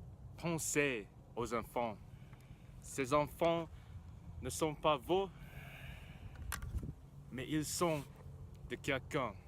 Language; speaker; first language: French; non-native, learner; English